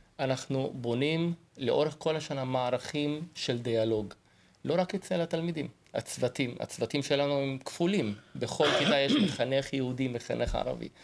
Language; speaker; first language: Hebrew; non-native, local second language; Arabic